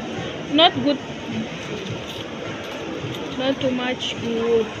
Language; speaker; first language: English; non-native, learner; Indonesian